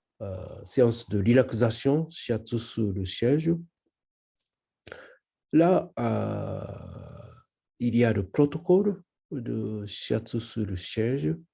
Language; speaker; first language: French; non-native, learner; Japanese